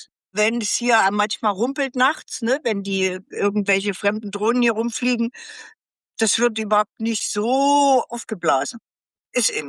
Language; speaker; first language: German; native; German